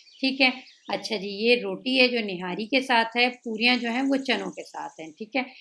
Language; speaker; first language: Urdu; native; Urdu